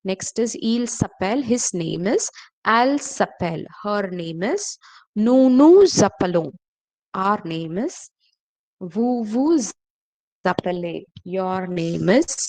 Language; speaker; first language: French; non-native, fluent; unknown